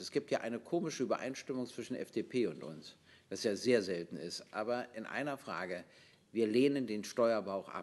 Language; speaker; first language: German; native; German